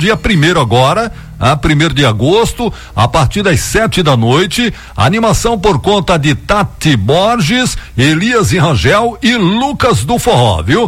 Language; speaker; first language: Portuguese; native; Portuguese